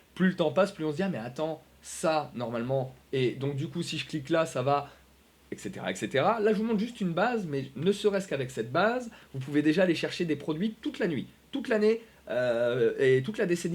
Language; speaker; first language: French; native; French